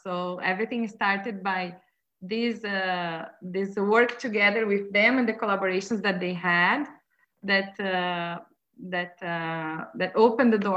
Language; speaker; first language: English; non-native, fluent; Portuguese